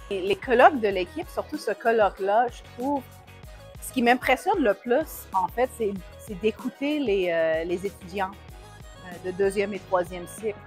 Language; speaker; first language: French; native; French